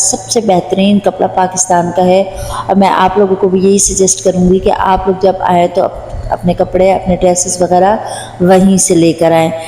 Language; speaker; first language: Urdu; non-native, local second language; Punjabi